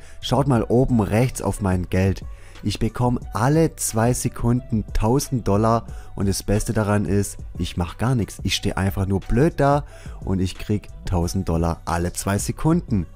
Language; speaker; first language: German; native; German